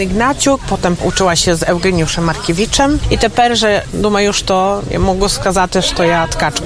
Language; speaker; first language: Polish; non-native, local second language; Ukrainian